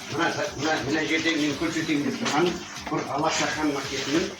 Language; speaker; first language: Kazakh; native; Kazakh